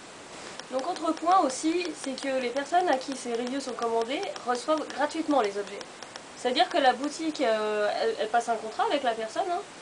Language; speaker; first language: French; native; French